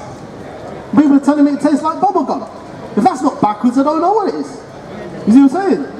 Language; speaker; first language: English; native; English